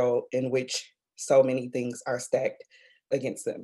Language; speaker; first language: English; native; English